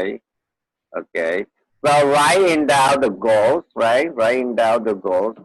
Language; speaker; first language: English; non-native, fluent; Vietnamese